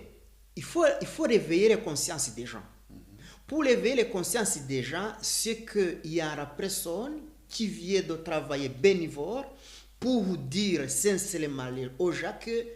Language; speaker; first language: French; non-native, learner; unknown